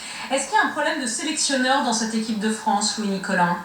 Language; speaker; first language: French; native; French